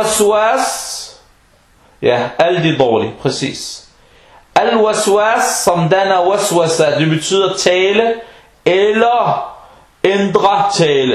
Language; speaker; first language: Danish; early bilingual, other home language; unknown